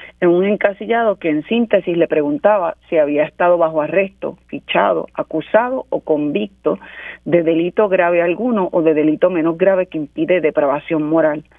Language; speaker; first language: Spanish; native; Spanish